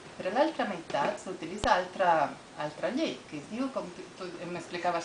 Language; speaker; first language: Catalan; non-native, fluent; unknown